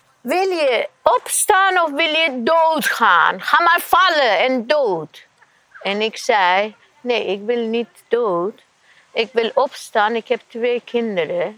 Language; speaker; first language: Dutch; non-native, learner; Persian